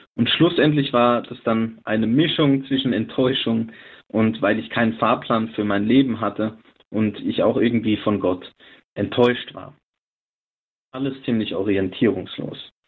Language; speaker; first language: German; native; German